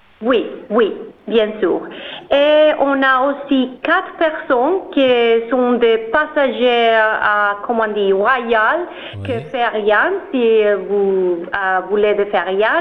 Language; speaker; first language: French; non-native, learner; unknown